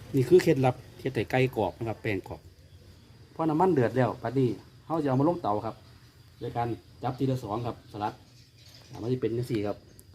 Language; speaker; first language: Thai; native; Thai